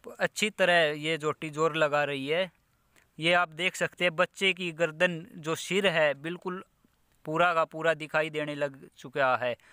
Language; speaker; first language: Hindi; native; Hindi